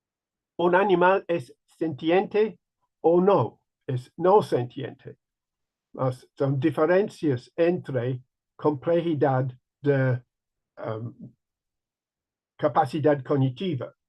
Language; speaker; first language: Spanish; non-native, learner; English